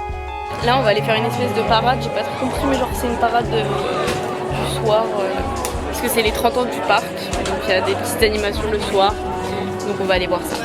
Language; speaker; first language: French; native; French